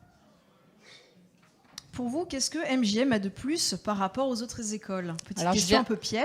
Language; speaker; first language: French; native; French